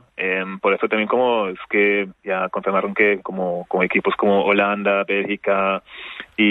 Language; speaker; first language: Spanish; non-native, fluent; German